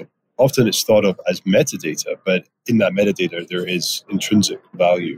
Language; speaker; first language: English; native; English